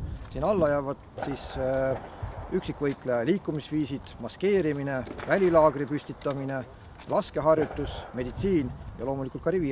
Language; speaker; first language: Estonian; native; Estonian